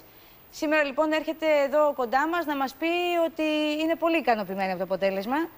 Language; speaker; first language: Greek; native; Greek